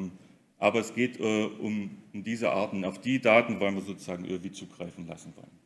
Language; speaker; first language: German; native; German